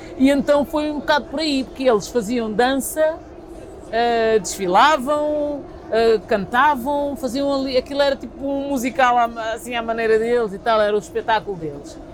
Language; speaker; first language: Portuguese; early bilingual, other home language; Kabuverdianu